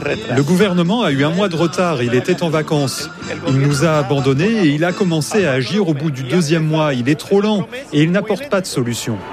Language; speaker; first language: French; native; French